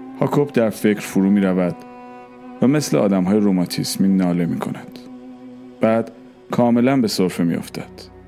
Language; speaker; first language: Persian; non-native, local second language; Armenian